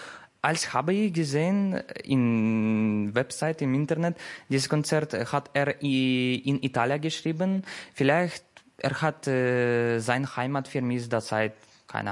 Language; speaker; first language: German; non-native, learner; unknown